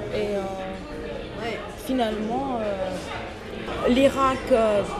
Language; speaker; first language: French; non-native, local second language; Arabic